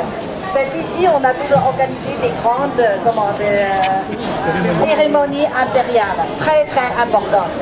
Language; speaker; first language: French; non-native, fluent; Chinese